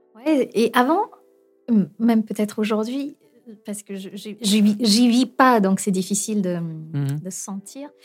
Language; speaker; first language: French; non-native, fluent; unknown